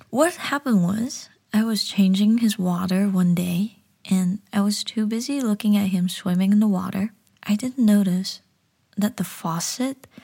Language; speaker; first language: English; early bilingual, other home language; Chinese